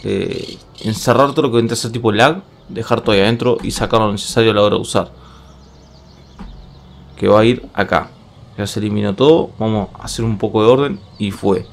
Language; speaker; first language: Spanish; native; Spanish